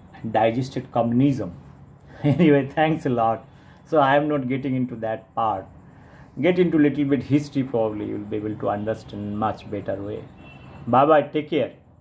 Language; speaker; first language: English; non-native, local second language; Bangla